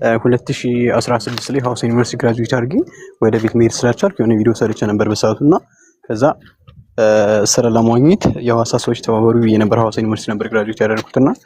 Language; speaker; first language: Amharic; native; Amharic